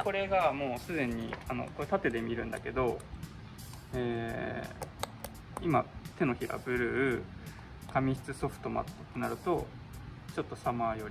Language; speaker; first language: Japanese; native; Japanese